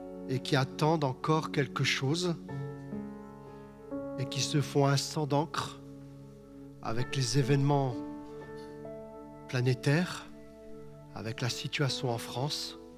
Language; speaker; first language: French; native; French